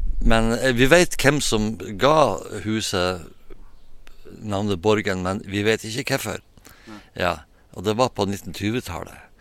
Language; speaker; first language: Norwegian; native; Norwegian